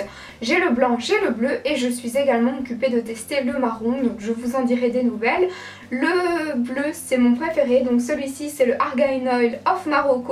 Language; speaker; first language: French; native; French